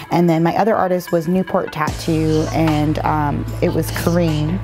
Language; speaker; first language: English; native; English